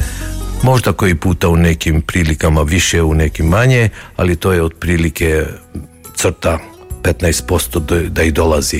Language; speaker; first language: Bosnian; early bilingual, heritage; Croatian